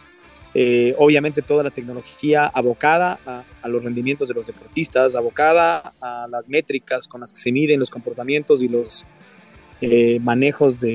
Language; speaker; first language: Spanish; native; Spanish